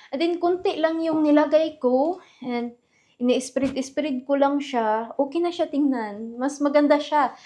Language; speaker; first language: Filipino; non-native, local second language; Cebuano